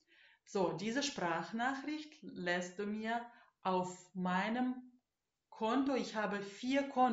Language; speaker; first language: German; non-native, fluent; Russian